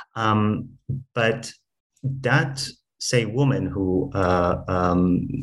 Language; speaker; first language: English; non-native, fluent; Hebrew